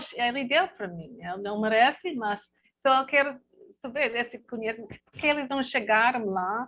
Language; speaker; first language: Portuguese; non-native, learner; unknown